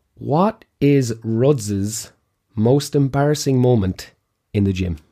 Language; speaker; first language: English; native; English